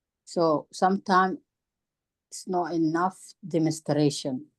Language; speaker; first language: English; non-native, learner; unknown